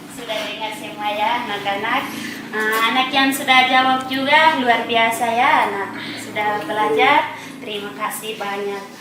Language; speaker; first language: Indonesian; non-native, local second language; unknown